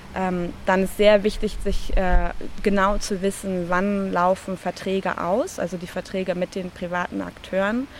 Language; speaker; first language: German; native; German